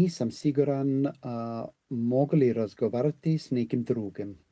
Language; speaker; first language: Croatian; non-native, learner; English